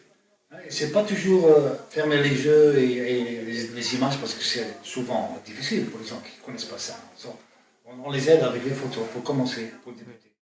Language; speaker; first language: French; non-native, fluent; Dutch